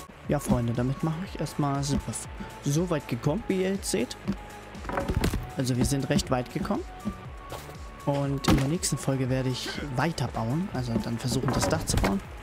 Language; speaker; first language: German; native; German